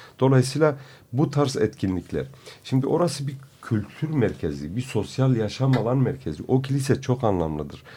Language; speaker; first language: Turkish; non-native, local second language; Kurdish